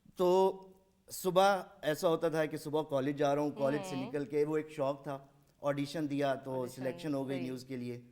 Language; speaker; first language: Urdu; non-native, local second language; Saraiki